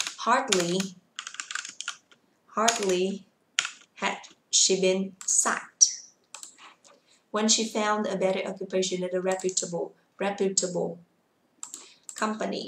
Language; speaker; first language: English; non-native, fluent; Vietnamese